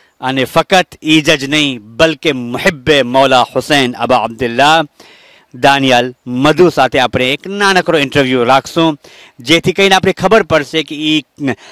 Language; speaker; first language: Gujarati; early bilingual, heritage; Gujarati